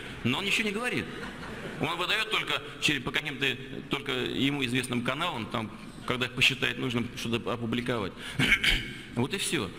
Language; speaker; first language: Russian; native; Russian